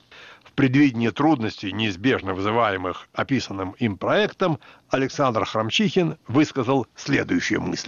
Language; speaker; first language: Russian; native; Russian